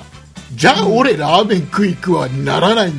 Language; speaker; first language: Japanese; native; Japanese